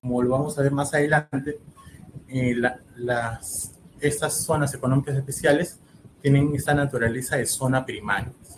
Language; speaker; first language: Spanish; native; Spanish